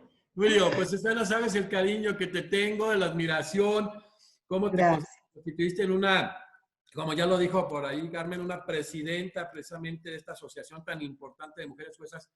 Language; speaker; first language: Spanish; native; Spanish